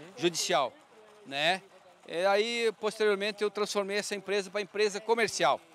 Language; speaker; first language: Portuguese; native; Portuguese